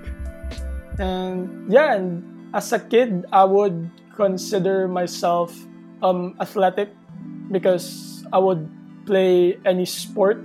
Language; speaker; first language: English; non-native, local second language; Cebuano